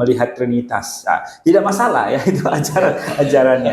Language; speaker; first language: Indonesian; native; Indonesian